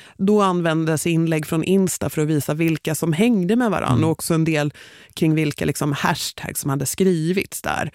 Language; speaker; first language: Swedish; native; Swedish